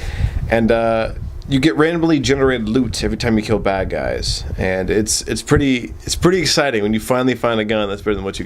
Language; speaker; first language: English; native; English